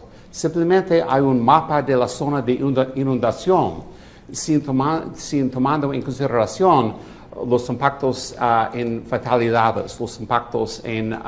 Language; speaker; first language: Spanish; non-native, fluent; English